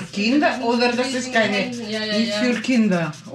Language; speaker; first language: German; non-native, learner; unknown